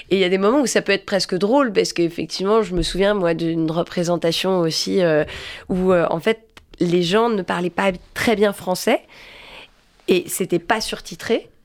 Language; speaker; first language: French; native; French